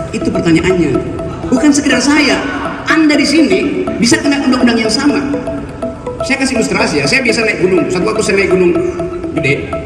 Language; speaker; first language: Indonesian; native; Indonesian